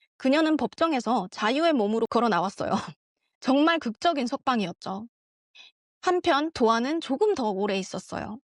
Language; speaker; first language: Korean; early bilingual, heritage; Korean